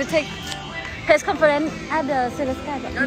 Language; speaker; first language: English; non-native, learner; Thai